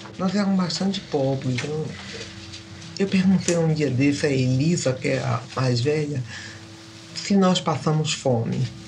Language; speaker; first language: Portuguese; early bilingual, other home language; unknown